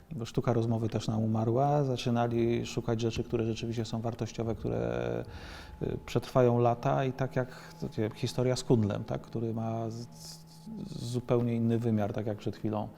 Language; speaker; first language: Polish; native; Polish